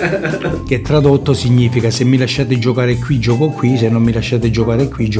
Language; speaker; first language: Italian; native; Italian